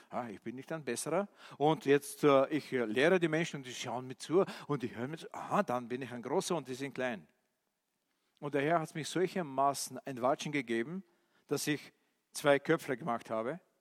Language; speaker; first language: German; non-native, fluent; Bulgarian